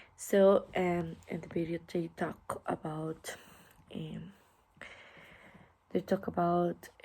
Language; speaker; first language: English; non-native, learner; Spanish